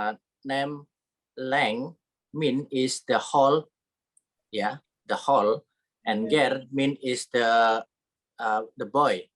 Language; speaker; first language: English; non-native, learner; Indonesian